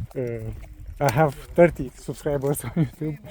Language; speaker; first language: English; non-native, learner; Romanian